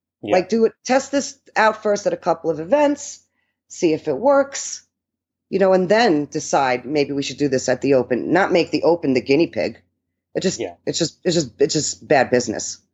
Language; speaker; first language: English; early bilingual, other home language; Italian